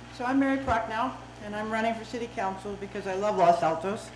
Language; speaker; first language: English; native; English